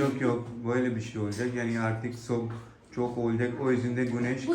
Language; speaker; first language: Turkish; non-native, learner; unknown